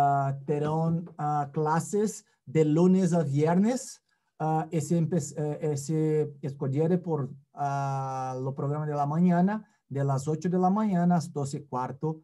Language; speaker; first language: Spanish; non-native, fluent; Portuguese